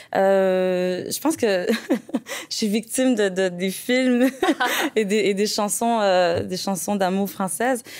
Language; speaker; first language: French; native; French